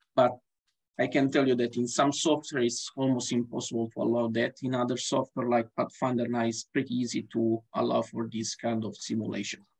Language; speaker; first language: English; non-native, fluent; Italian